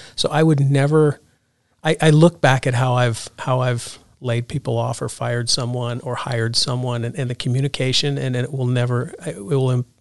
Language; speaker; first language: English; native; English